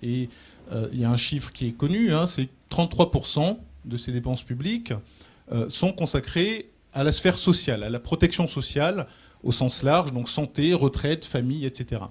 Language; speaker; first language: French; native; French